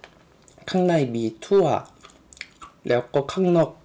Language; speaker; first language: Thai; non-native, learner; Korean